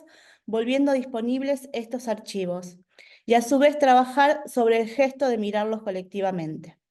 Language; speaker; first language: Spanish; native; Spanish